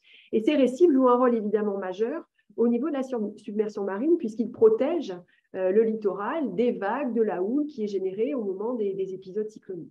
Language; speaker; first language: French; native; French